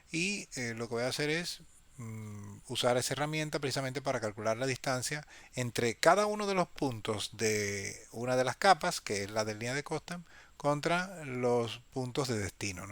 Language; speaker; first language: Spanish; native; Spanish